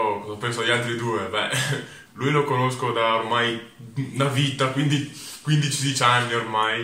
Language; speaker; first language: Italian; early bilingual, other home language; Russian